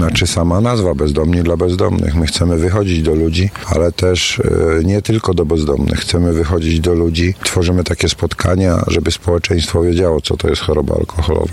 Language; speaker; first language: Polish; native; Polish